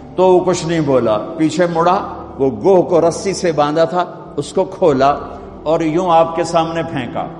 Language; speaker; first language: Urdu; non-native, local second language; Punjabi